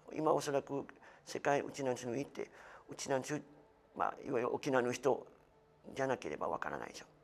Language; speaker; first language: Japanese; non-native, fluent; French